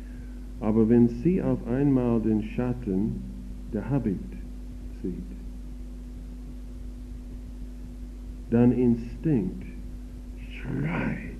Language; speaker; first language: German; non-native, fluent; English